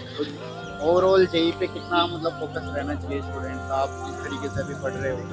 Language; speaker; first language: Hindi; native; Hindi